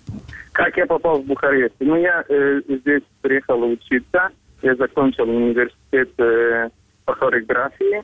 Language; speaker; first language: Russian; non-native, fluent; Romanian